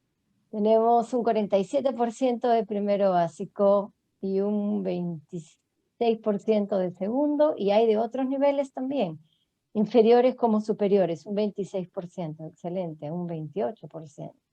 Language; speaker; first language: Spanish; native; Spanish